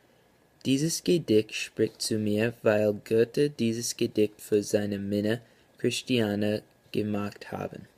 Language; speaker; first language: German; non-native, learner; English